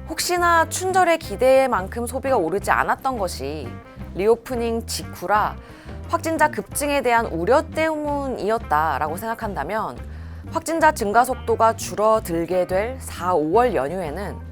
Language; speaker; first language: Korean; native; Korean